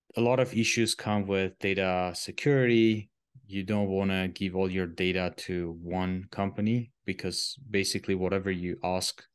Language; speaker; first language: English; non-native, fluent; Armenian